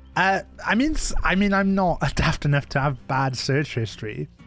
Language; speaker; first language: English; non-native, local second language; Welsh